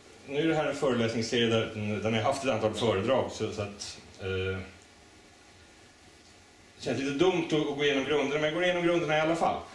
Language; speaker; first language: Swedish; native; Swedish